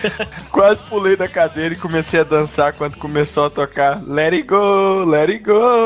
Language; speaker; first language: Portuguese; native; Portuguese